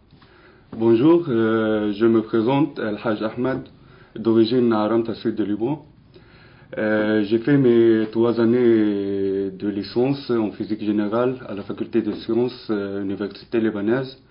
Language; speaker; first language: French; non-native, local second language; Arabic